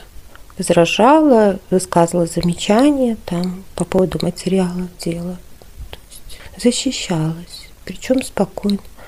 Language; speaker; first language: Russian; native; Russian